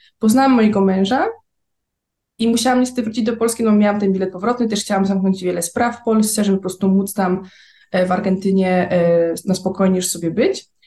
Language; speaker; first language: Polish; native; Polish